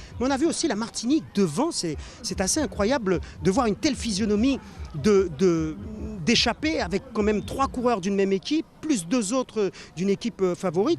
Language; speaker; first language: French; native; French